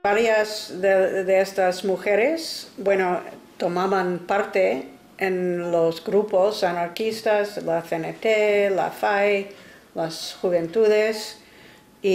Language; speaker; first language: Spanish; non-native, fluent; English